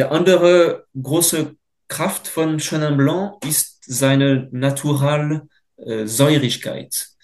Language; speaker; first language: German; non-native, fluent; French